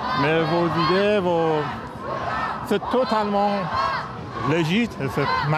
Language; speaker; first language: French; non-native, fluent; Persian